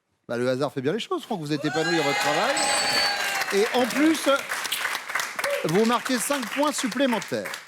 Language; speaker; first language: French; native; French